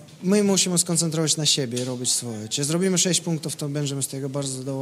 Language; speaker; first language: Polish; non-native, fluent; Russian